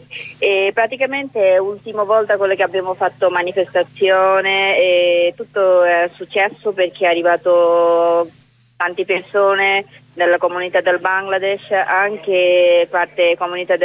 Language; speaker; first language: Italian; non-native, learner; Bangla